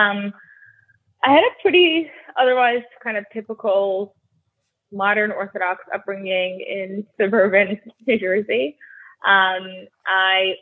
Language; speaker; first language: English; early bilingual, other home language; Russian